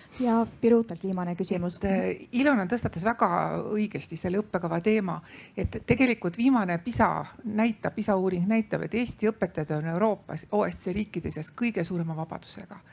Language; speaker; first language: Estonian; native; Estonian